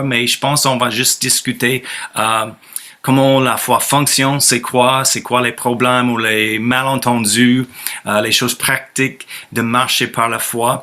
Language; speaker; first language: French; non-native, fluent; English